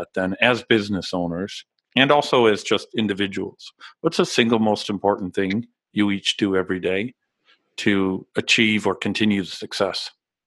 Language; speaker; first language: English; native; English